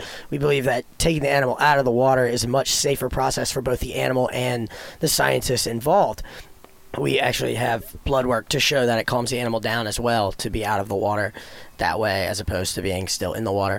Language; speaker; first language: English; native; English